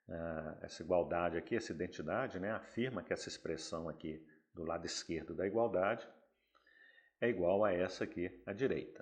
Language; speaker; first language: Portuguese; native; Portuguese